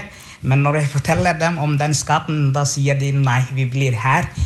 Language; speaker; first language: Norwegian; non-native, fluent; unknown